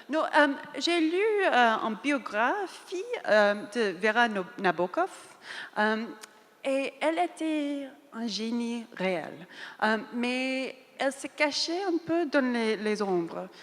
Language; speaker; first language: French; non-native, fluent; English